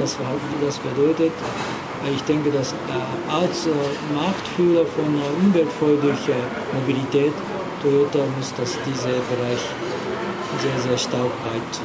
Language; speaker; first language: German; non-native, learner; Japanese